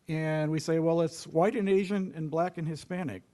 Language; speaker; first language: English; native; English